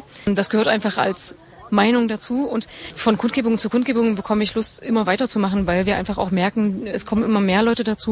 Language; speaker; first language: German; native; German